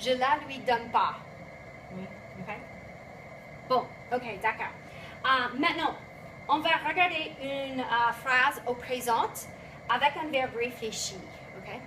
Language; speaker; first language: French; non-native, fluent; English